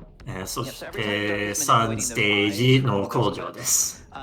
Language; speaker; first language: Japanese; non-native, learner; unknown